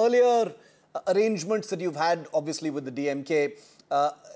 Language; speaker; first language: English; non-native, local second language; Tamil